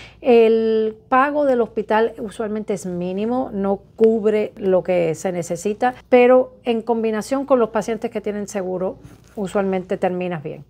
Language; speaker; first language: Spanish; native; Spanish